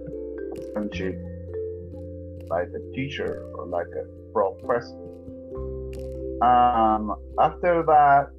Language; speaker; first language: English; non-native, learner; Spanish